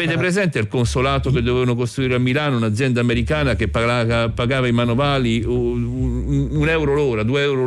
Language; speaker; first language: Italian; native; Italian